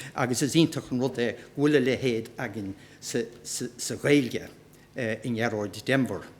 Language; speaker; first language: Irish; native; Irish